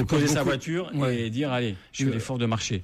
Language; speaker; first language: French; native; French